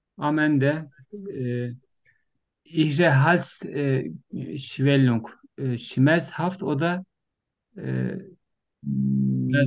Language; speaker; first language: German; non-native, learner; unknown